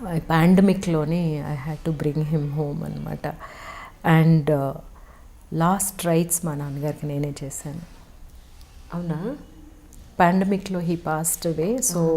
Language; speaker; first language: Telugu; native; Telugu